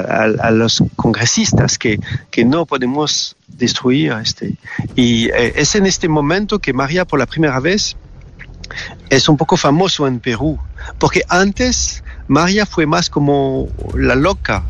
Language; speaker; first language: Spanish; non-native, fluent; French